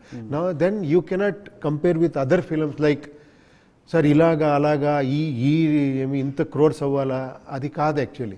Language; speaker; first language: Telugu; non-native, learner; Kannada